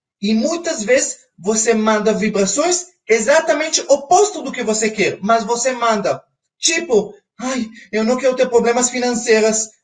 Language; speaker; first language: Portuguese; non-native, fluent; Hebrew